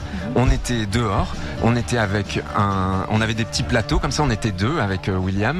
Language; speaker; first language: French; native; French